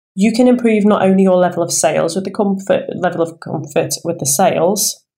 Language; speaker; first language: English; native; English